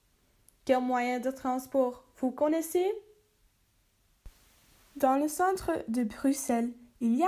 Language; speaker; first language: French; non-native, learner; Dutch